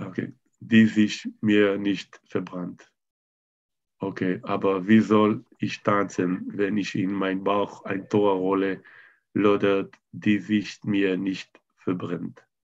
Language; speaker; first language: German; non-native, learner; Hebrew